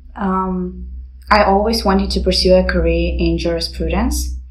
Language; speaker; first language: English; non-native, fluent; Romanian